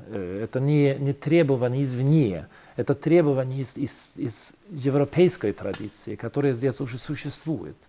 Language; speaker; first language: Russian; non-native, fluent; Swedish